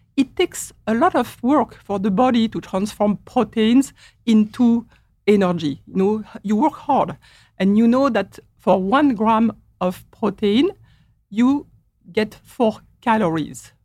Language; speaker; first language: English; non-native, fluent; French